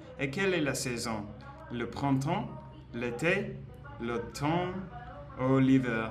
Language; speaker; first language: French; non-native, learner; Spanish